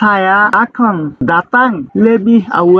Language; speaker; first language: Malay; non-native, fluent; Bangla